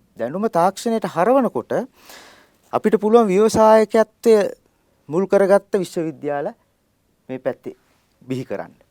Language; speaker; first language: Sinhala; native; Sinhala